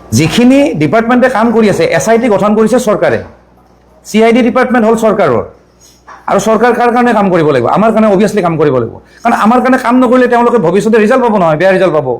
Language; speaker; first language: Assamese; native; Assamese